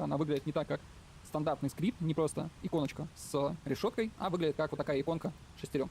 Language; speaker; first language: Russian; native; Russian